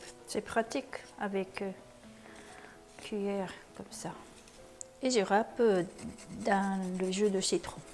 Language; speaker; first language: French; non-native, learner; Japanese